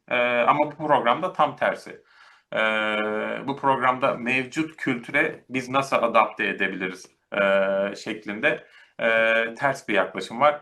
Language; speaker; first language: Turkish; native; Turkish